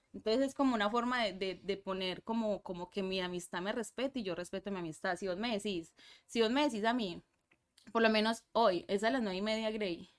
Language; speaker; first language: Spanish; native; Spanish